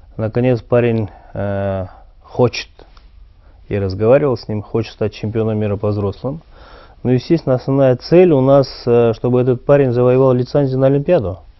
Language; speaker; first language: Russian; non-native, local second language; Kyrgyz